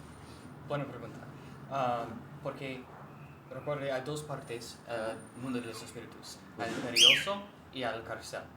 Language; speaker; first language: Spanish; non-native, learner; English